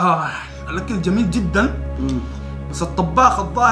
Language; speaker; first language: Arabic; native; Arabic